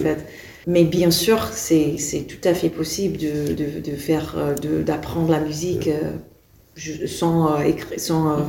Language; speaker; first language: French; non-native, fluent; English